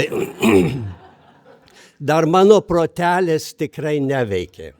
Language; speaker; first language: Lithuanian; native; Lithuanian